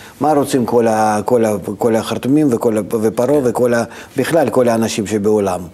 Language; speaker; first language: Hebrew; non-native, fluent; Russian